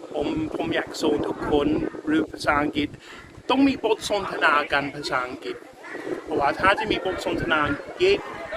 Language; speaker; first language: Thai; non-native, learner; English